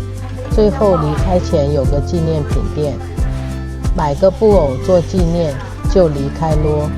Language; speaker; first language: Chinese; native; Chinese